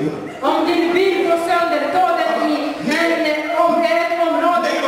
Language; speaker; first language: Swedish; non-native, fluent; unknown